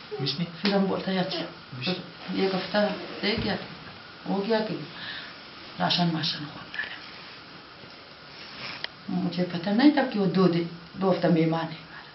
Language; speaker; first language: Hindi; non-native, local second language; Hazaragi